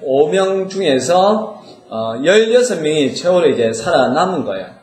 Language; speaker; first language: Korean; native; Korean